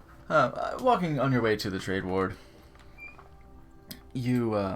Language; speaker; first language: English; native; English